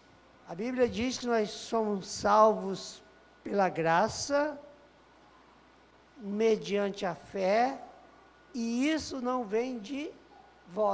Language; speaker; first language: Portuguese; native; Portuguese